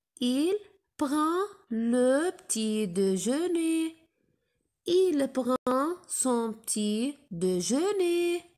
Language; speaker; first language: French; non-native, local second language; Arabic